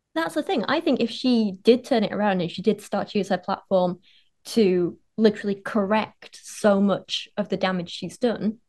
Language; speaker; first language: English; native; English